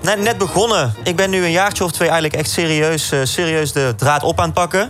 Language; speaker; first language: Dutch; native; Dutch